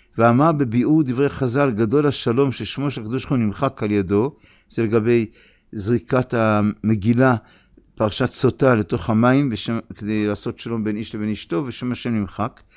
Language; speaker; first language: Hebrew; native; Hebrew